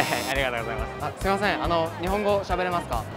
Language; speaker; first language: Japanese; non-native, fluent; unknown